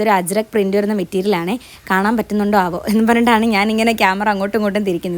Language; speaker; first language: Malayalam; native; Malayalam